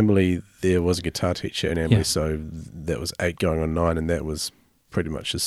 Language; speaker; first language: English; native; English